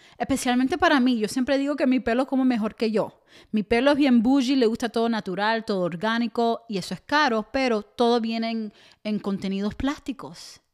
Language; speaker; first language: Spanish; early bilingual, heritage; Spanish